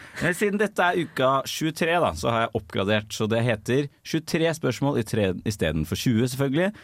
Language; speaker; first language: Norwegian; native; Norwegian